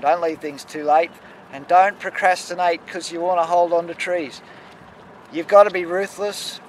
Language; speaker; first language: English; native; English